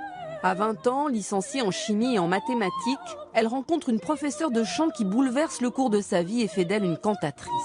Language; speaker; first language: French; native; French